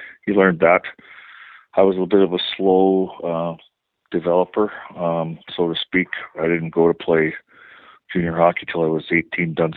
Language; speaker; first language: English; native; English